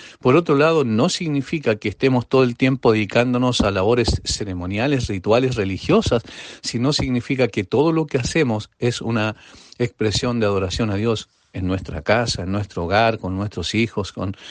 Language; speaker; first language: Spanish; native; Spanish